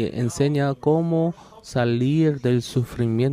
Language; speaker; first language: Spanish; non-native, learner; Korean